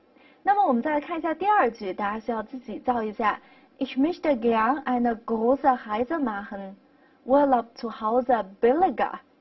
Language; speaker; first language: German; non-native, fluent; Chinese